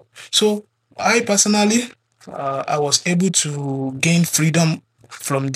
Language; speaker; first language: English; non-native, local second language; Yoruba